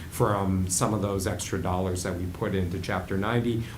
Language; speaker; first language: English; native; English